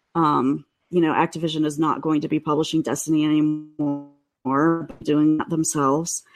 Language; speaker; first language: English; native; English